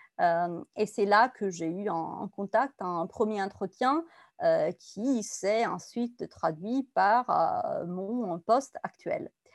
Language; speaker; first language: French; non-native, fluent; Italian